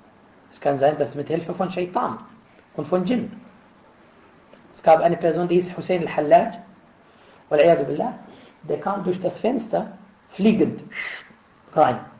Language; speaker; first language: German; non-native, fluent; Arabic